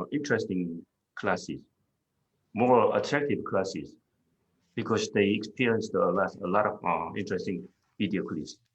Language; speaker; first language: English; non-native, fluent; Korean